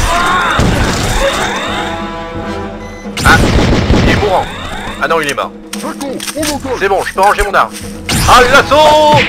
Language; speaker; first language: French; native; French